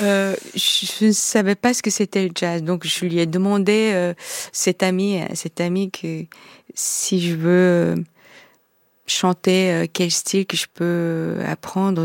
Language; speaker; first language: French; non-native, fluent; Korean